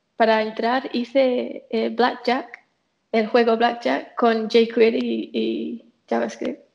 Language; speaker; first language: Spanish; non-native, fluent; English